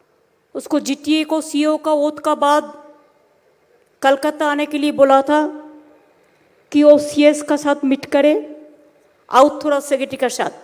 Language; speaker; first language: Hindi; non-native, local second language; Bangla